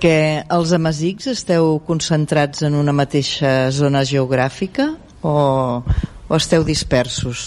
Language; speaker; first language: Catalan; native; Catalan